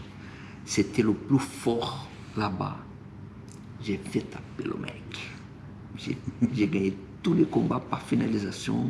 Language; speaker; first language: French; non-native, fluent; Portuguese